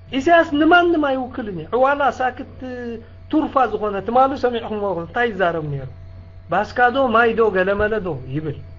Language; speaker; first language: Tigrinya; native; Tigrinya